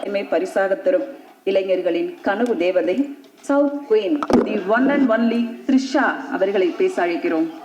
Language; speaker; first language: Tamil; native; Tamil